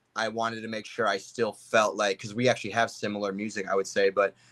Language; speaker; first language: English; native; English